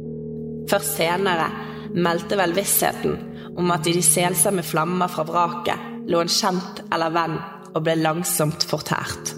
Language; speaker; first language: Norwegian; native; Norwegian